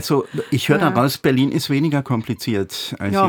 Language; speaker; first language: German; native; German